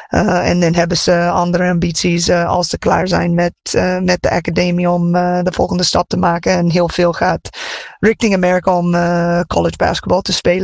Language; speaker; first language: Dutch; non-native, fluent; English